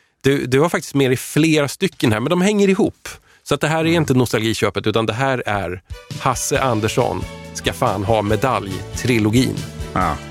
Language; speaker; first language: Swedish; native; Swedish